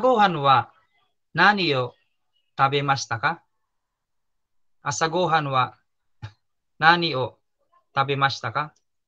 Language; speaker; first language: Japanese; non-native, fluent; Filipino